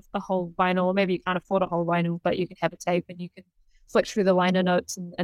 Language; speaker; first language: English; native; English